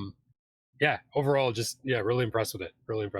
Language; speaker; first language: English; native; English